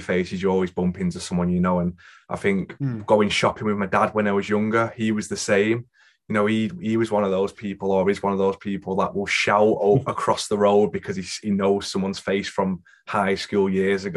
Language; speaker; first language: English; native; English